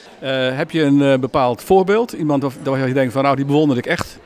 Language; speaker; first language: Dutch; native; Dutch